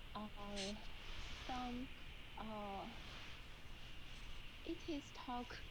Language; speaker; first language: English; non-native, learner; Chinese